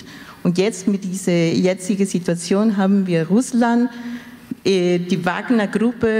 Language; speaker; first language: German; non-native, fluent; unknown